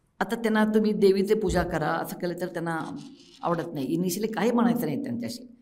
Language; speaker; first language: Marathi; non-native, local second language; Kannada